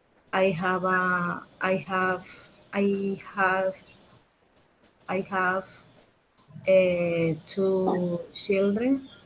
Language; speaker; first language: English; non-native, learner; Spanish